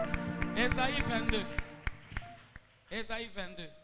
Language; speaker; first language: French; non-native, local second language; Swahili